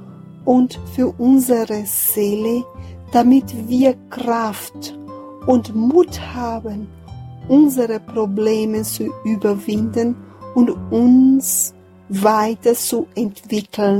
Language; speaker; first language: German; non-native, fluent; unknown